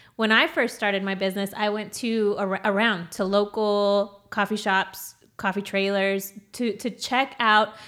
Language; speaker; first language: English; early bilingual, other home language; Spanish